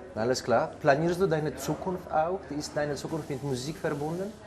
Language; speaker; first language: German; non-native, fluent; Polish